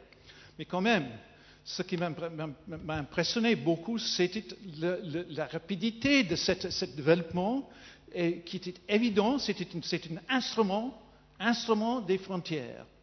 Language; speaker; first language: French; non-native, fluent; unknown